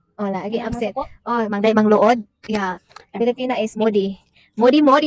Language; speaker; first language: English; non-native, local second language; Cebuano